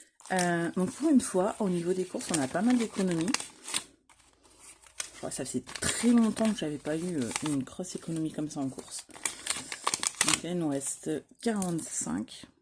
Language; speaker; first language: French; native; French